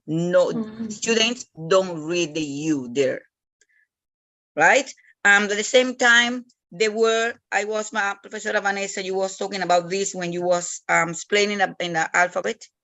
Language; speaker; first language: English; non-native, fluent; Spanish